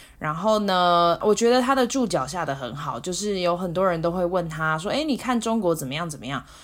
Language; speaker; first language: Chinese; native; Chinese